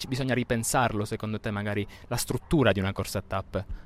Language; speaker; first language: Italian; native; Italian